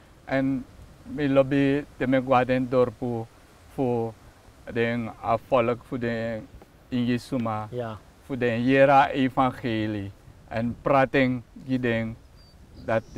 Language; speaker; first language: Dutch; non-native, local second language; Sranan Tongo